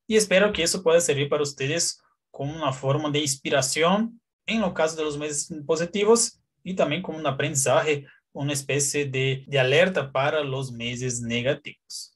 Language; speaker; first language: Spanish; non-native, fluent; Portuguese